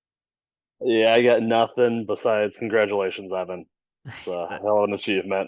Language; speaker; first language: English; native; English